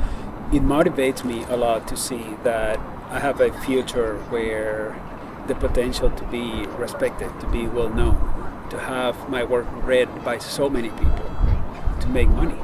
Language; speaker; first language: English; non-native, fluent; Spanish